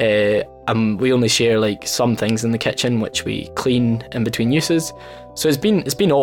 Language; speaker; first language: English; native; English